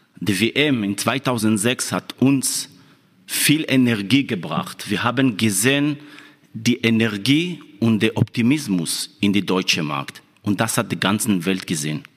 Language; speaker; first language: German; non-native, fluent; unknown